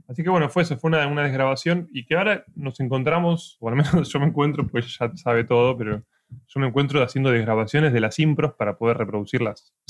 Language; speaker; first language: Spanish; native; Spanish